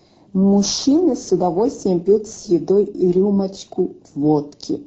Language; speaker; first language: Russian; non-native, fluent; Finnish